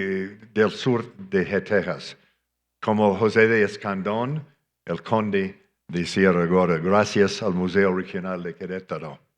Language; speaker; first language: Spanish; non-native, fluent; English